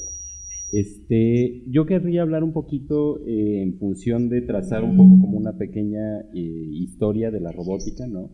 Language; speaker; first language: Spanish; native; Spanish